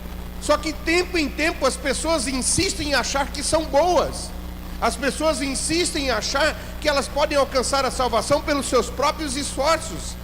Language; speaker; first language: Portuguese; native; Portuguese